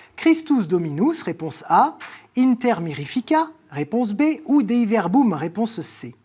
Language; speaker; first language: French; native; French